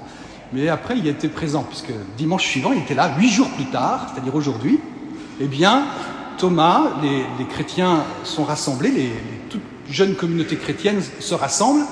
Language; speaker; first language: French; native; French